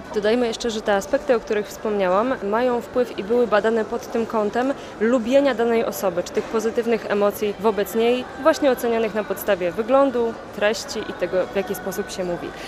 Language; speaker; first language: Polish; native; Polish